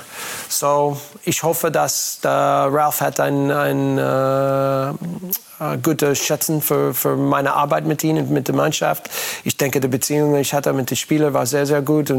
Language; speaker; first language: German; non-native, learner; English